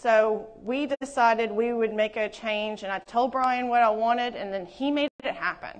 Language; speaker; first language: English; native; English